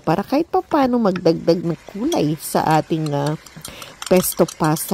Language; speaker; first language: Filipino; native; Filipino